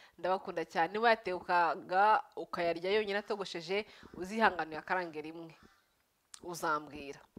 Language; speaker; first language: Kinyarwanda; early bilingual, heritage; Kinyarwanda